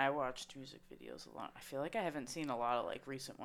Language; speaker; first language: English; native; English